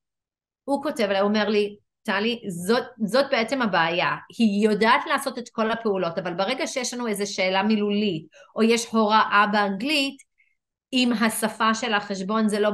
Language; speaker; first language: Hebrew; non-native, fluent; English